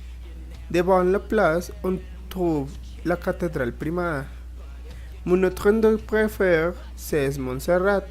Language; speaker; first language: French; non-native, learner; Spanish